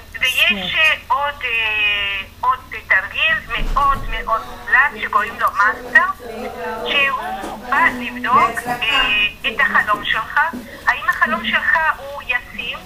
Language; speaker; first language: Hebrew; non-native, fluent; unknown